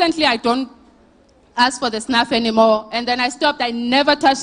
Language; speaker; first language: English; non-native, local second language; Xhosa